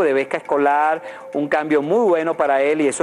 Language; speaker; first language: Spanish; native; Spanish